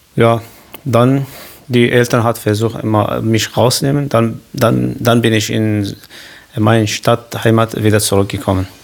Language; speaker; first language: German; non-native, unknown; Kurdish